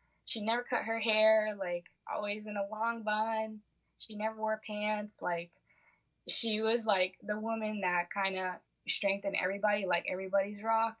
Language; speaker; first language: English; early bilingual, other home language; Portuguese